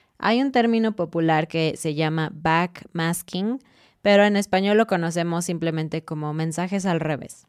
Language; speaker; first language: Spanish; native; Spanish